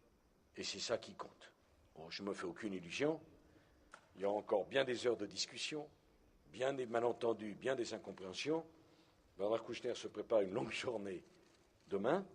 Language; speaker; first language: French; native; French